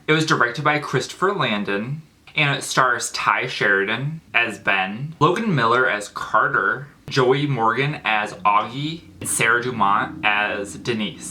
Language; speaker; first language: English; native; English